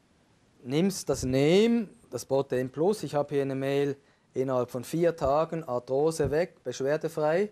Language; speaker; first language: German; native; German